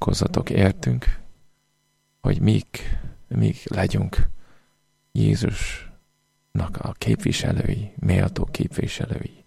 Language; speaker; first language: Hungarian; non-native, fluent; English